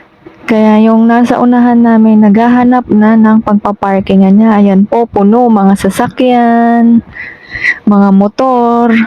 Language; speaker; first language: Filipino; native; Filipino